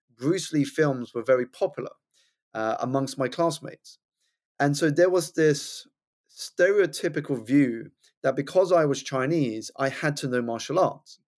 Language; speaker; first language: English; native; English